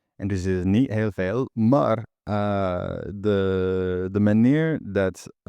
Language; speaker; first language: Dutch; non-native, learner; English